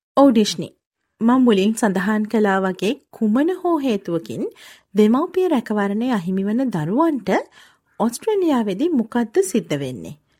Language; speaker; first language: Sinhala; native; Sinhala